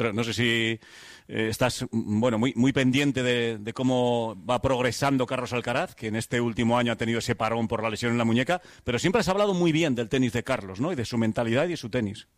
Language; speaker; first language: Spanish; native; Spanish